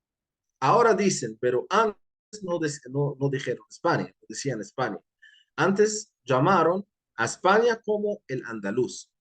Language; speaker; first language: Spanish; non-native, fluent; Arabic